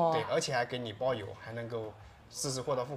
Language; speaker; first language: Chinese; native; Chinese